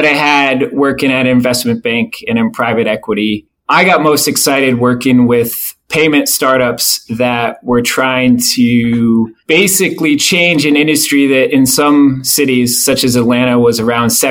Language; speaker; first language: English; native; English